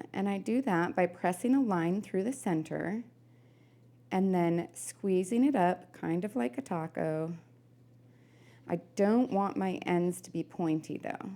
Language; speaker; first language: English; native; English